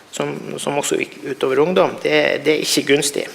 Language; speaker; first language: Norwegian; native; Norwegian